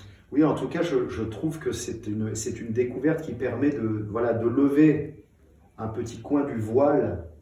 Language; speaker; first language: French; native; French